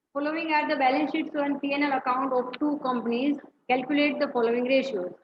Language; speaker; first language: English; non-native, local second language; Gujarati